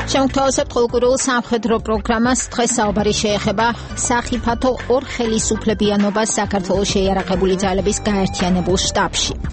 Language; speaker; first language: Georgian; native; Georgian